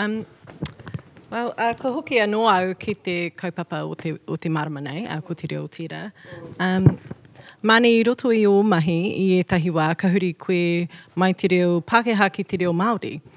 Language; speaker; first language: Māori; non-native, local second language; English